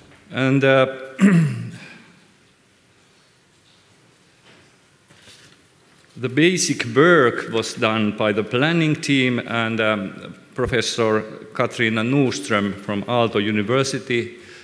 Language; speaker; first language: English; non-native, fluent; Finnish